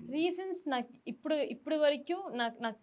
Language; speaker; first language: Telugu; non-native, learner; Tamil